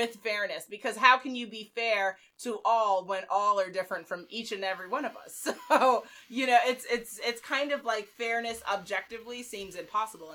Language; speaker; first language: English; native; English